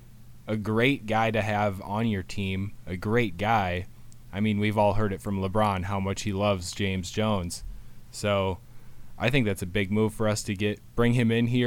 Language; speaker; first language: English; native; English